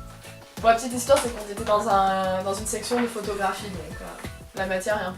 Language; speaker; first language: French; native; French